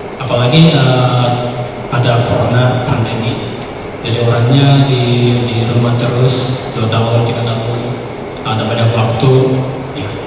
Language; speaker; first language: Indonesian; non-native, fluent; Japanese